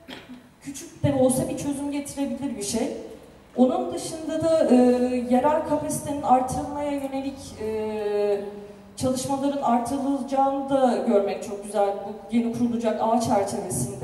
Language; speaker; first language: Turkish; native; Turkish